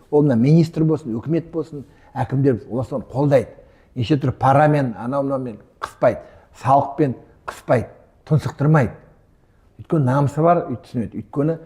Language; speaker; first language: Kazakh; non-native, local second language; Russian